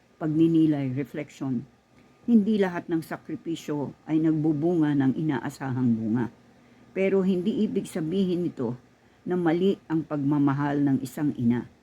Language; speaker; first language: Filipino; native; Filipino